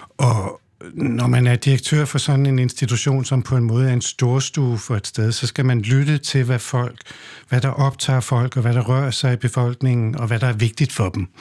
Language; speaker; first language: Danish; native; Danish